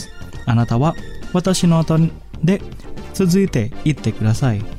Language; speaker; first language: Japanese; non-native, fluent; Indonesian